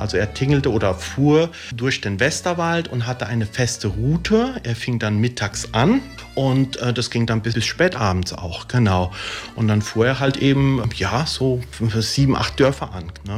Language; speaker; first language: German; early bilingual, other home language; Italian